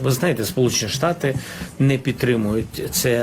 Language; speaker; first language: Ukrainian; non-native, local second language; Russian